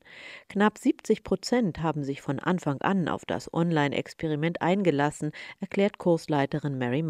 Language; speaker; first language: German; native; German